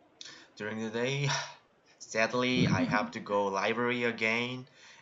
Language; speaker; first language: English; non-native, learner; Korean